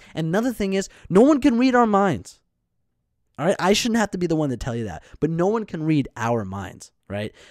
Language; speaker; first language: English; native; English